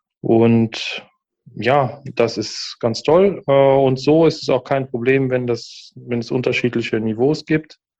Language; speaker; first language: German; native; German